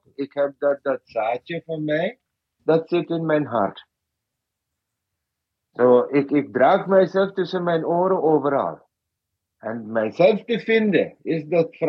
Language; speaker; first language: Dutch; non-native, fluent; Malayalam